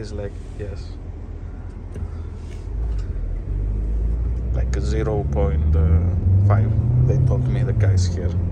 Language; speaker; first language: English; non-native, learner; Greek